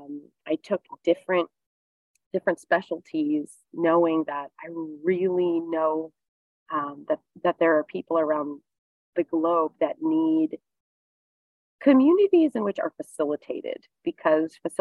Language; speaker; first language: English; native; English